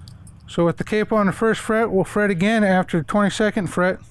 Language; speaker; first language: English; native; English